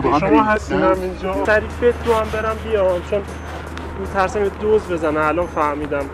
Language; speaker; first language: Persian; native; Persian